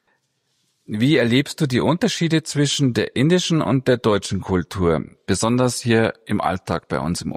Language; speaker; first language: German; native; German